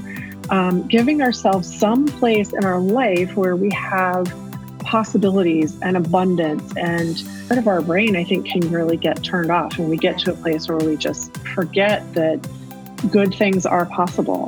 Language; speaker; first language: English; native; English